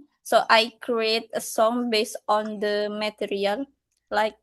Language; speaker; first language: English; non-native, fluent; Indonesian